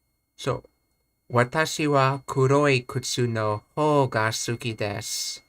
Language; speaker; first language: Japanese; non-native, learner; English